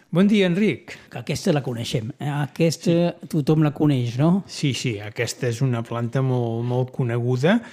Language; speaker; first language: Catalan; native; Catalan